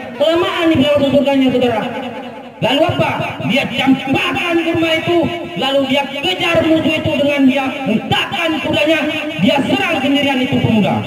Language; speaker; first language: Indonesian; non-native, local second language; Achinese